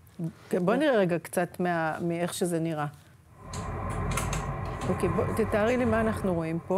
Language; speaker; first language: Hebrew; native; Hebrew